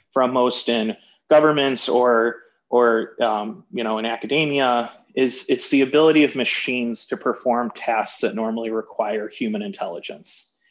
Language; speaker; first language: English; native; English